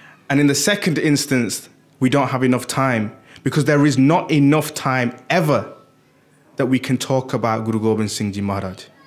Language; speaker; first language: English; native; English